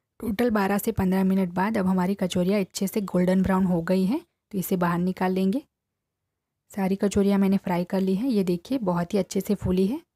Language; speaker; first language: Hindi; non-native, local second language; Gujarati